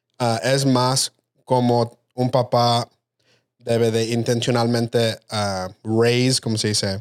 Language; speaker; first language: Spanish; early bilingual, heritage; Spanish